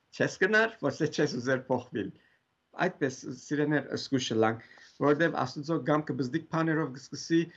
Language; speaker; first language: Armenian; native; Armenian